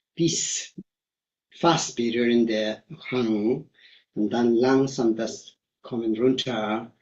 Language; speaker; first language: German; non-native, fluent; Tibetan